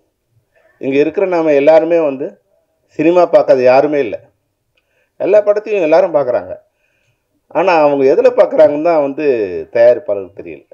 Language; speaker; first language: Tamil; native; Tamil